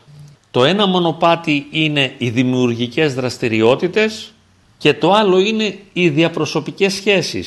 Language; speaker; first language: Greek; native; Greek